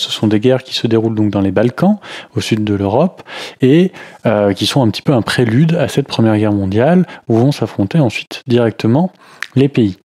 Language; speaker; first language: French; native; French